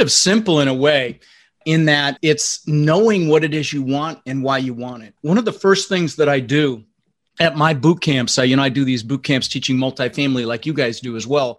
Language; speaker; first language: English; early bilingual, other home language; Dutch